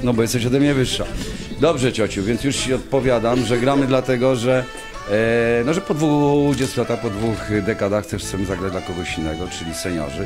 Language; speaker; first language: Polish; native; Polish